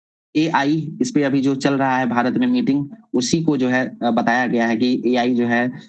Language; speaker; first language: Hindi; native; Hindi